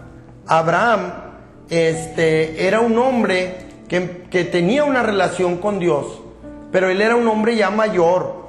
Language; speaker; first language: Spanish; native; Spanish